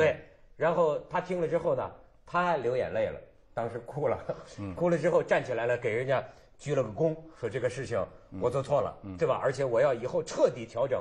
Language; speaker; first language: Chinese; native; Chinese